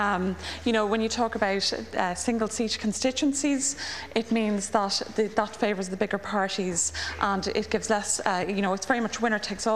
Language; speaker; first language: English; native; English